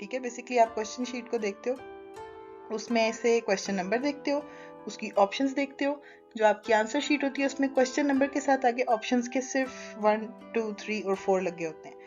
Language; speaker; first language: Urdu; native; Urdu